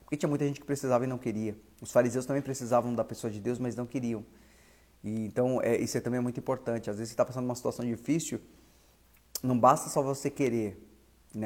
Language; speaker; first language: Portuguese; native; Portuguese